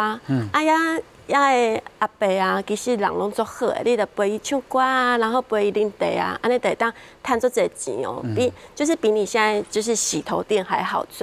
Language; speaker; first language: Chinese; native; Chinese